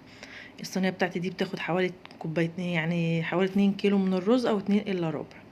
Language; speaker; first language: Arabic; native; Arabic